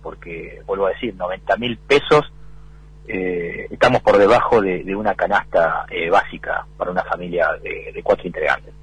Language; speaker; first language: Spanish; native; Spanish